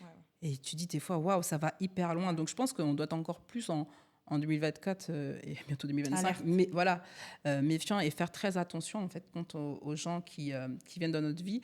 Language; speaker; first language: French; native; French